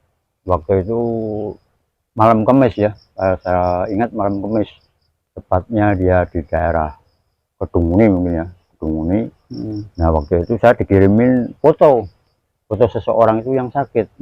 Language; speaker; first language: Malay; non-native, local second language; Javanese